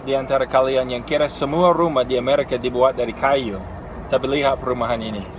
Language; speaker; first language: Indonesian; non-native, fluent; English